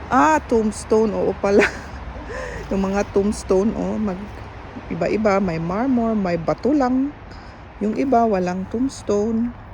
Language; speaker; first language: Filipino; non-native, local second language; Iloko